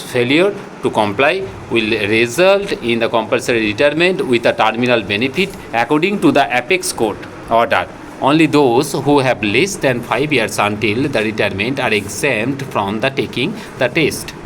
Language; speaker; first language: English; non-native, local second language; Bangla